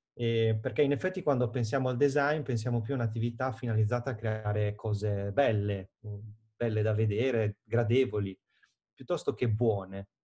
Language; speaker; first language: Italian; native; Italian